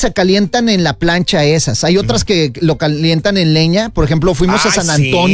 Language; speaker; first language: Spanish; native; Spanish